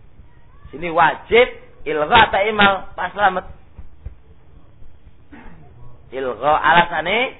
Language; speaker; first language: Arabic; non-native, local second language; Indonesian